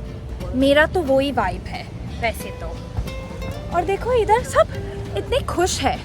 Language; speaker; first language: Hindi; non-native, local second language; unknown